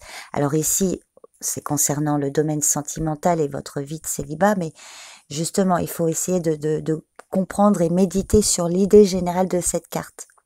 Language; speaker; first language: French; native; French